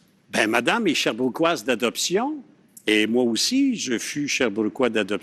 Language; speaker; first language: French; native; French